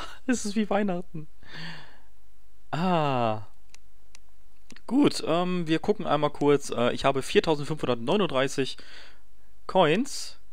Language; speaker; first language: German; native; German